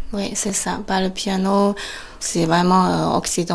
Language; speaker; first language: French; non-native, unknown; Chinese